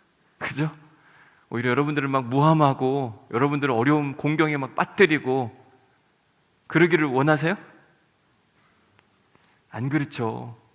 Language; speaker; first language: Korean; native; Korean